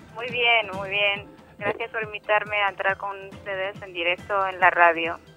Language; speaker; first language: Spanish; non-native, fluent; Arabic